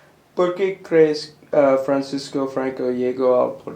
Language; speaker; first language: Spanish; non-native, learner; English